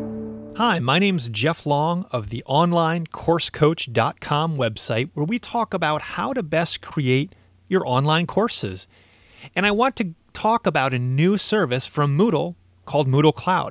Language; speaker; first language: English; native; English